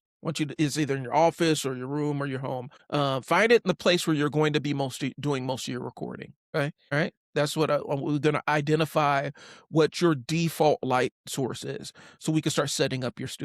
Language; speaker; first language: English; native; English